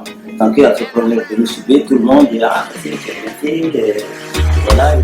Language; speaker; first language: French; non-native, local second language; Malagasy